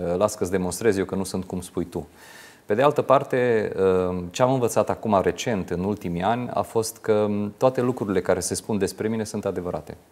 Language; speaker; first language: Romanian; non-native, local second language; Hungarian